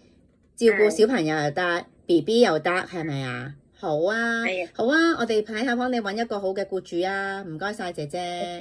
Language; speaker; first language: Cantonese; native; Cantonese